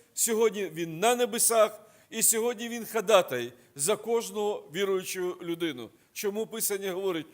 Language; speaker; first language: Ukrainian; non-native, local second language; Russian